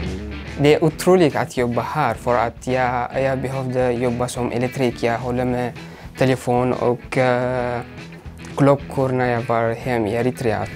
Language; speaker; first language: Swedish; non-native, learner; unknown